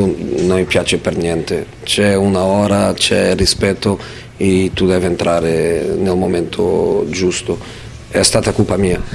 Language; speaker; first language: Italian; non-native, fluent; Portuguese